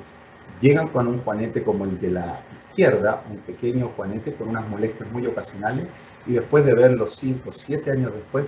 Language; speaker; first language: Spanish; native; Spanish